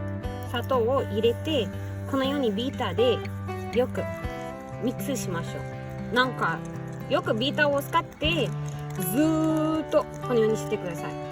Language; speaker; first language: Japanese; non-native, fluent; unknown